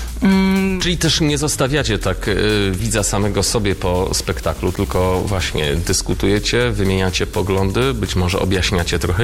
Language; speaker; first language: Polish; native; Polish